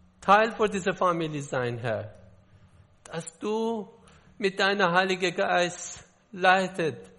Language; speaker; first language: German; non-native, learner; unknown